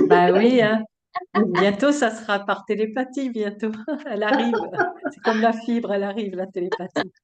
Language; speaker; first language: French; native; French